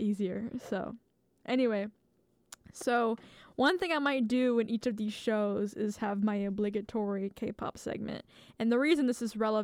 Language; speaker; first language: English; native; English